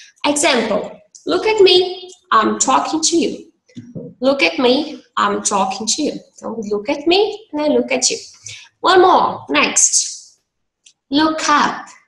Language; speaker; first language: English; non-native, fluent; Portuguese